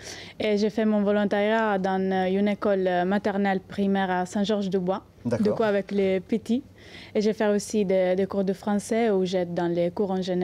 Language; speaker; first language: French; non-native, learner; Italian